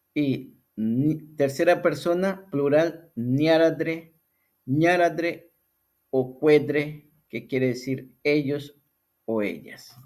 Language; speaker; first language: Spanish; non-native, local second language; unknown